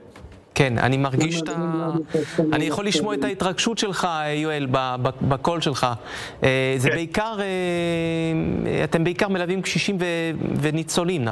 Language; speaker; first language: Hebrew; native; Hebrew